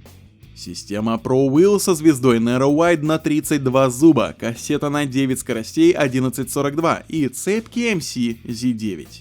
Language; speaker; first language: Russian; native; Russian